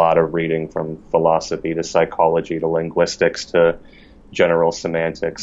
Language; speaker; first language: English; native; English